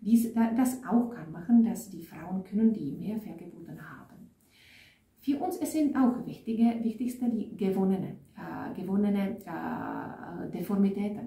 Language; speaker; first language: German; non-native, fluent; Czech